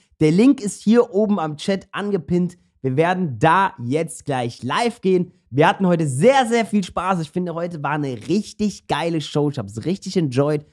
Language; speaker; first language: German; early bilingual, other home language; Turkish